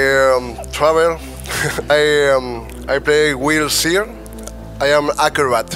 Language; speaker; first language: English; non-native, learner; Spanish